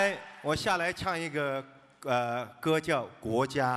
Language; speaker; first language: Chinese; non-native, local second language; Cantonese